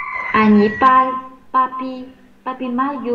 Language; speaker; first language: Russian; non-native, learner; Vietnamese